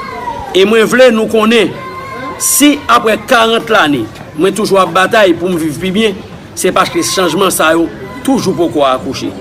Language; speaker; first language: Haitian Creole; native; Haitian Creole